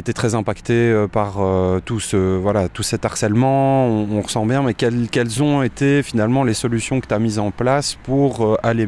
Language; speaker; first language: French; native; French